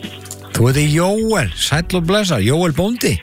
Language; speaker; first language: Icelandic; native; Icelandic